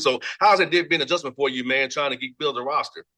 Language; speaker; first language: English; native; English